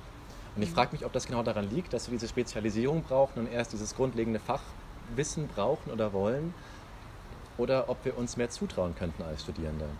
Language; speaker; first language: German; native; German